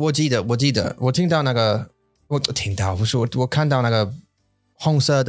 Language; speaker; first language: Chinese; non-native, learner; English